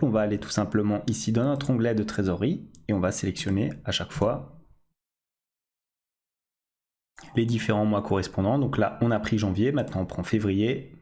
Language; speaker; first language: French; native; French